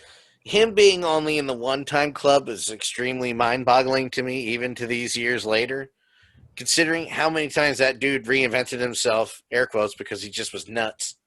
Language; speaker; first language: English; native; English